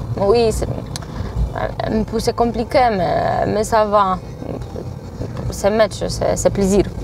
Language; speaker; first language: French; non-native, learner; Polish